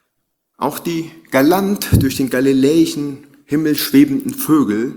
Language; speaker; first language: German; native; German